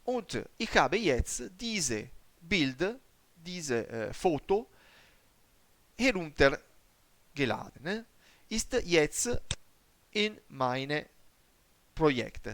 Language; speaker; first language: German; non-native, learner; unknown